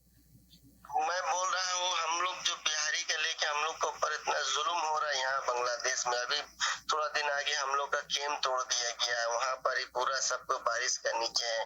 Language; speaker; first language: Hindi; early bilingual, heritage; Urdu